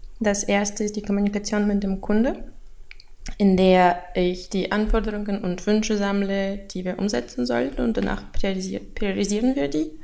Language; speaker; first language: German; non-native, fluent; Russian